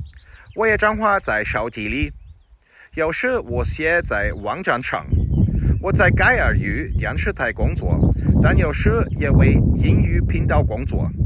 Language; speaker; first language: Chinese; non-native, learner; German